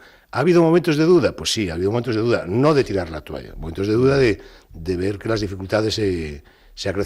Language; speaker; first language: Spanish; native; Spanish